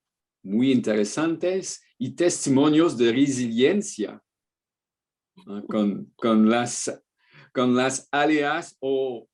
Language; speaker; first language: Spanish; non-native, fluent; French